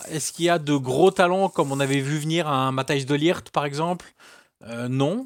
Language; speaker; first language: French; native; French